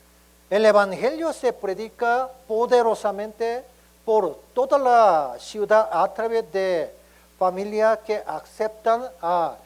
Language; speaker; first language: Spanish; non-native, learner; Korean